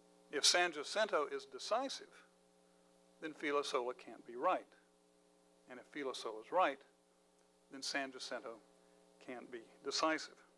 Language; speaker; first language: English; native; English